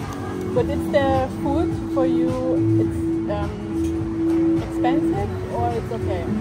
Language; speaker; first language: English; non-native, learner; German